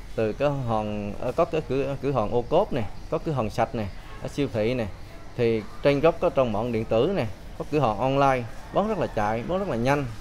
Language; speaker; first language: Vietnamese; native; Vietnamese